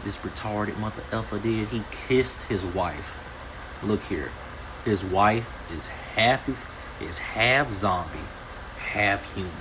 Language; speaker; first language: English; native; English